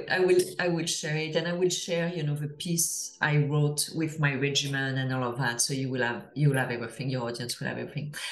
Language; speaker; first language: English; non-native, fluent; French